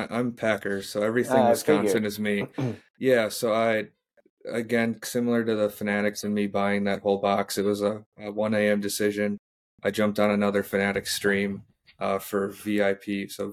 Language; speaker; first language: English; native; English